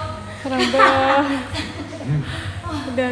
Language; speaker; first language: Indonesian; native; Indonesian